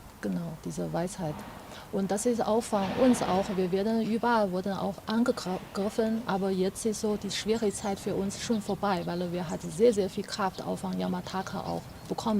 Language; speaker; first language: German; non-native, fluent; Chinese